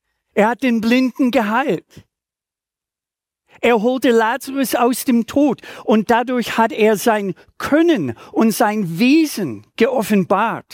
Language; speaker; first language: German; native; German